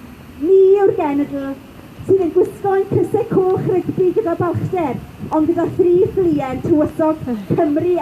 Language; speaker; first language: Welsh; native; Welsh